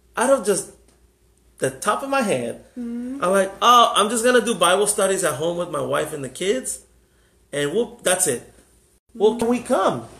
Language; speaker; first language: English; early bilingual, other home language; Spanish